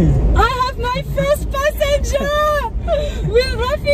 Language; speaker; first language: English; non-native, fluent; French